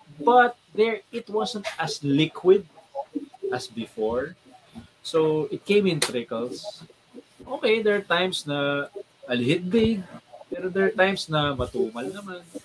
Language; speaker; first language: Filipino; native; Filipino